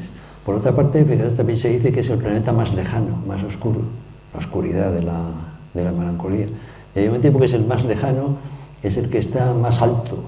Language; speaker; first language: Spanish; native; Spanish